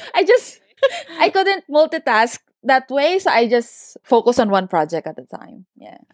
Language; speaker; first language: English; non-native, local second language; Filipino